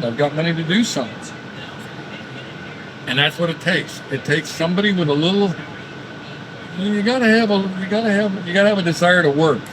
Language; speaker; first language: English; native; English